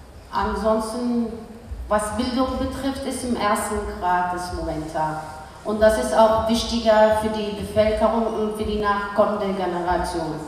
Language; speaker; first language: German; early bilingual, other home language; Kurdish